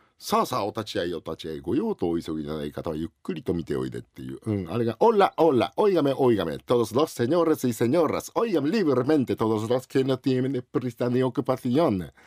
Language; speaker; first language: Japanese; native; Japanese